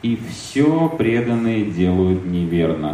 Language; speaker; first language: Russian; native; Russian